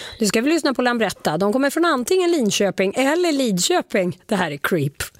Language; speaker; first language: Swedish; native; Swedish